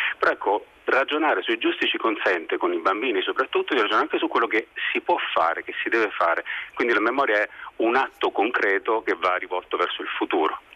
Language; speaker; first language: Italian; native; Italian